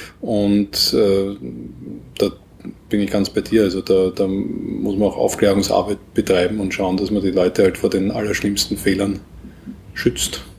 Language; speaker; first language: German; native; German